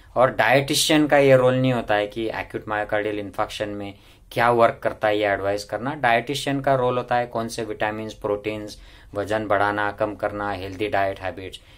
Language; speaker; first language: Hindi; non-native, local second language; Marathi